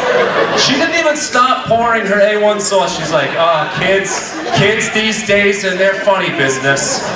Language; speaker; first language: English; native; English